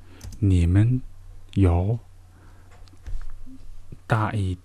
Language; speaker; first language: Chinese; non-native, learner; Mongolian